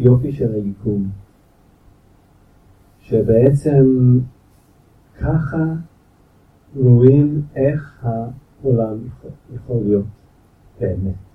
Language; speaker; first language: Hebrew; non-native, fluent; English